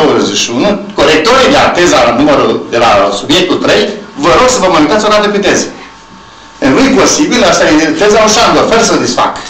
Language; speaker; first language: Romanian; native; Romanian